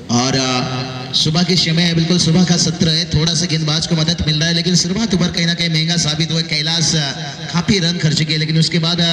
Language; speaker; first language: Hindi; non-native, local second language; Marathi